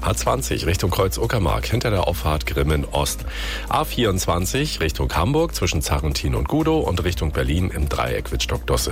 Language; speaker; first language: German; native; German